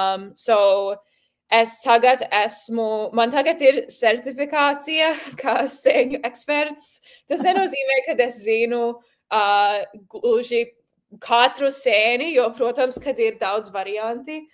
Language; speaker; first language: Latvian; early bilingual, heritage; Latvian